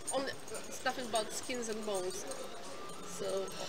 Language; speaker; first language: English; non-native, fluent; Polish